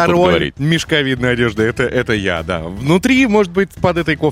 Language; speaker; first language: Russian; native; Russian